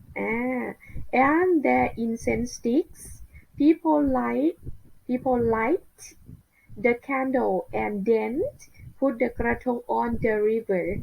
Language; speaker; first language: English; non-native, learner; Thai